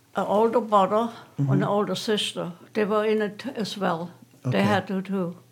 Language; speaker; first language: English; non-native, fluent; German